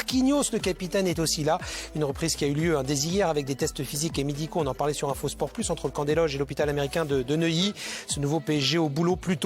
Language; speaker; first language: French; native; French